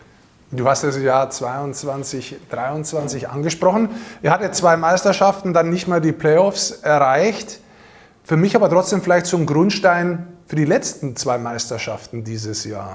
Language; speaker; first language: German; native; German